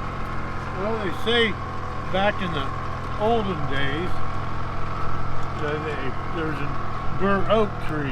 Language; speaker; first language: English; native; English